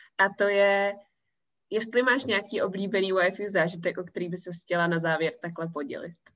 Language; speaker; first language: Czech; native; Czech